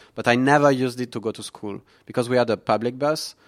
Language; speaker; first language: English; non-native, fluent; French